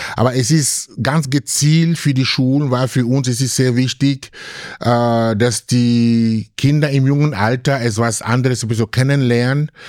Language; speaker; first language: German; non-native, fluent; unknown